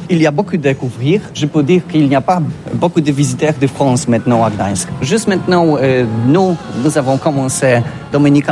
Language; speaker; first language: French; non-native, learner; Polish